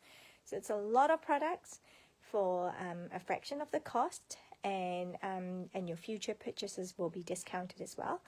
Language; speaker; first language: English; native; English